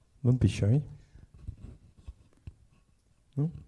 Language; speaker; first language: English; non-native, fluent; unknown